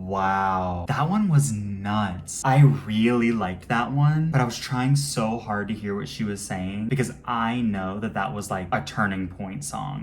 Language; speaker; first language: English; native; English